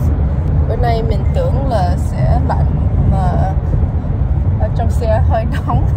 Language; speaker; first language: Vietnamese; early bilingual, heritage; Vietnamese